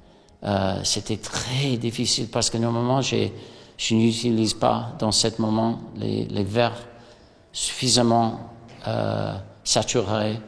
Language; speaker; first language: French; non-native, fluent; English